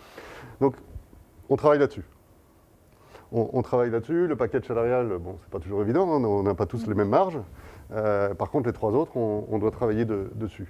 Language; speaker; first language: French; native; French